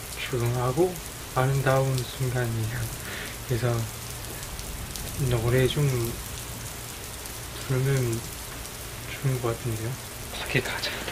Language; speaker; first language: Korean; non-native, learner; Chinese